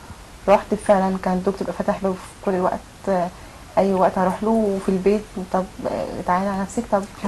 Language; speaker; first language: Arabic; native; Arabic